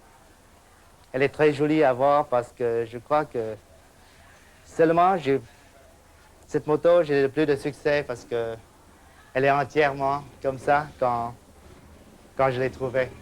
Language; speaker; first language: French; non-native, fluent; Vietnamese